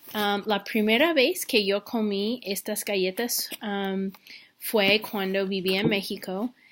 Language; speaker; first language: Spanish; non-native, fluent; English